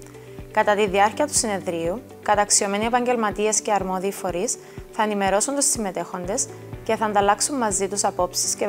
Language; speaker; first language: Greek; native; Greek